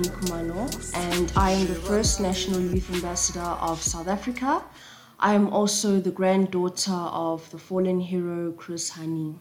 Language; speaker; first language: English; non-native, local second language; Zulu